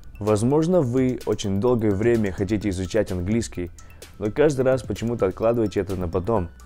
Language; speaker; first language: Russian; early bilingual, heritage; Russian